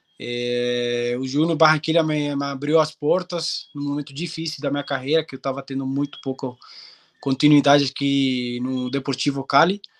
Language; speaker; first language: Portuguese; non-native, fluent; Spanish